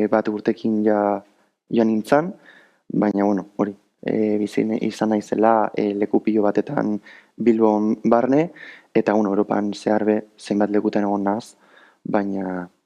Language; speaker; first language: Basque; native; Basque